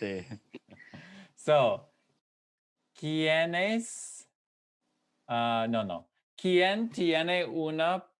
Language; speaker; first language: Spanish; non-native, fluent; English